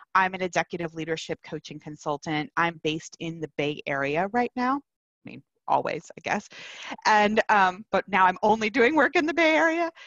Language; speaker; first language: English; native; English